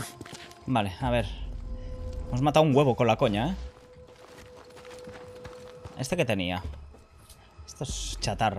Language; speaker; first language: Spanish; native; Spanish